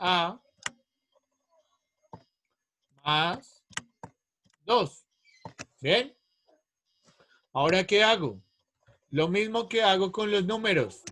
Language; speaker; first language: Spanish; native; Spanish